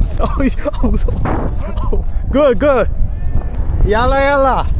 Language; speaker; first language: English; non-native, learner; Korean